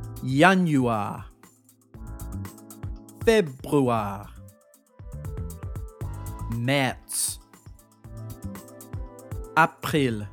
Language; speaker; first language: German; non-native, fluent; English